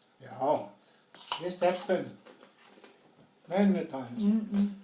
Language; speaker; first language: English; non-native, learner; Swedish